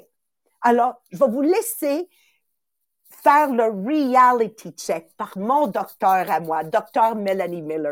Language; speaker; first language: French; native; French